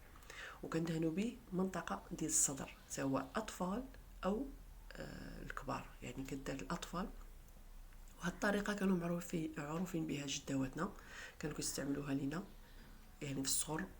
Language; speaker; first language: Arabic; native; Arabic